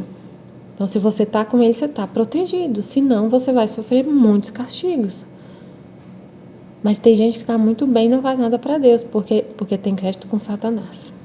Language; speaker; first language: Portuguese; native; Portuguese